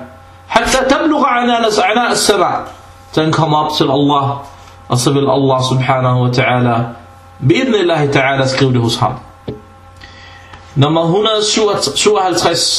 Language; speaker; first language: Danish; early bilingual, other home language; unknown